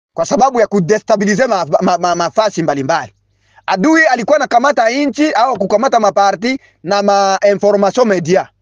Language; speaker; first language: Swahili; non-native, local second language; Bembe